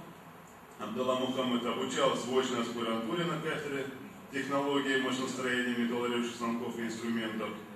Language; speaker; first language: Russian; native; Russian